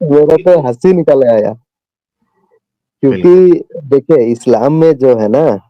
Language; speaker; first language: Hindi; non-native, local second language; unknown